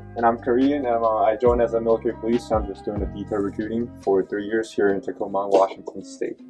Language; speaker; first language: English; non-native, learner; Korean